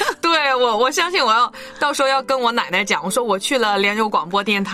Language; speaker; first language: Chinese; native; Chinese